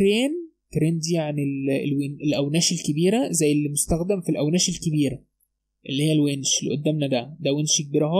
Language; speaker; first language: Arabic; native; Arabic